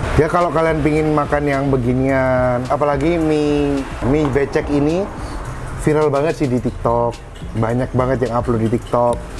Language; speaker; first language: Indonesian; native; Indonesian